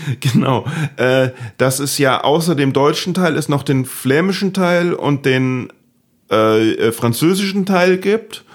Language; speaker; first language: German; native; German